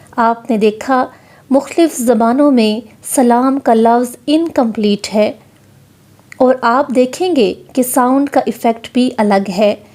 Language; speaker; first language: Urdu; native; Urdu